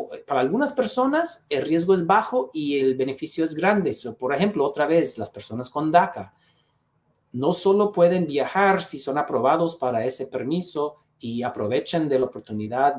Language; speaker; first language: Spanish; non-native, fluent; English